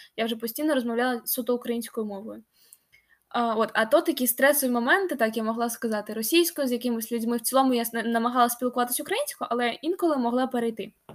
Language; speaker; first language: Ukrainian; non-native, local second language; Russian